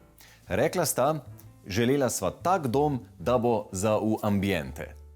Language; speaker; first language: Slovenian; native; Slovenian